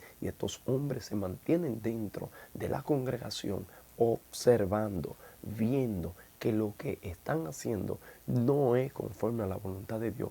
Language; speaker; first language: Spanish; native; Spanish